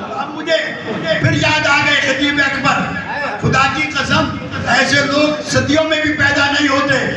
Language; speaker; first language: Urdu; non-native, local second language; Sindhi